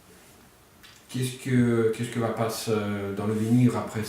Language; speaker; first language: French; non-native, fluent; Russian